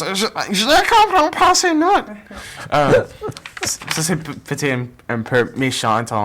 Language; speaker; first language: French; non-native, learner; English